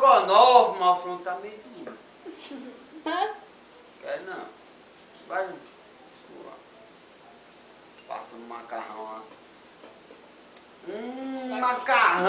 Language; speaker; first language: Portuguese; native; Portuguese